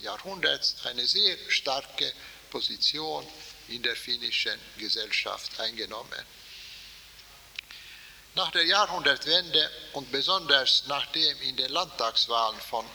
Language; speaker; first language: German; non-native, fluent; Swedish